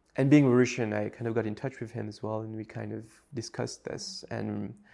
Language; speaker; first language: English; non-native, fluent; French